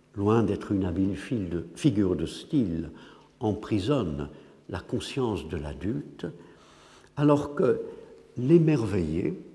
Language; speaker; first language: French; non-native, fluent; English